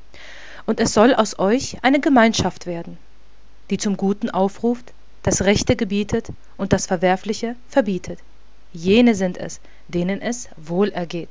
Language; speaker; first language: German; native; German